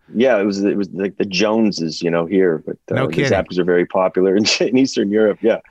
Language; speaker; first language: English; early bilingual, other home language; Czech